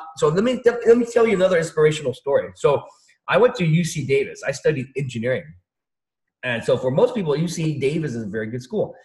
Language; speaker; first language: English; early bilingual, other home language; Vietnamese